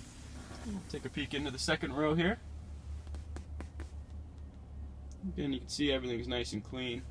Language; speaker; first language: English; native; English